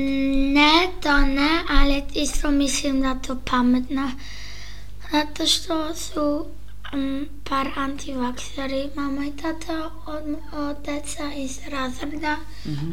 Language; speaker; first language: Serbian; early bilingual, heritage; Serbian